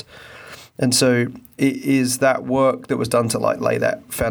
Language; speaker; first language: English; native; English